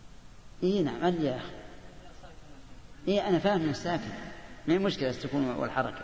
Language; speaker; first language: Arabic; native; Arabic